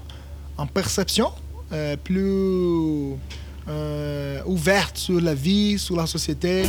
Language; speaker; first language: French; non-native, learner; Portuguese